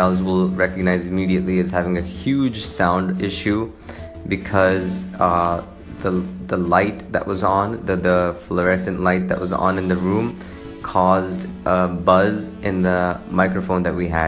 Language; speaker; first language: English; native; English